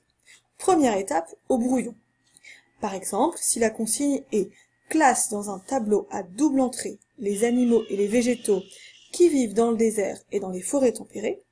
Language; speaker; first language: French; native; French